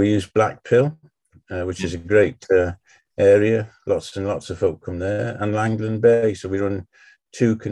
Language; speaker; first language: English; native; English